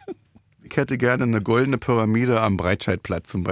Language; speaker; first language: German; native; German